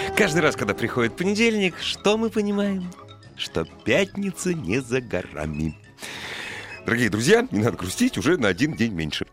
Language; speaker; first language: Russian; native; Russian